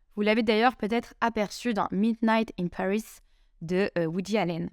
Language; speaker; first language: French; native; French